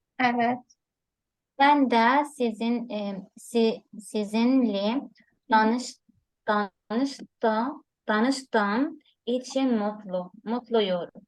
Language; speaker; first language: Turkish; non-native, fluent; Arabic